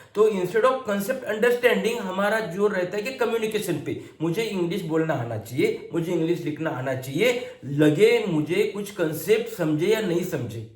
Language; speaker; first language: Hindi; non-native, local second language; Marathi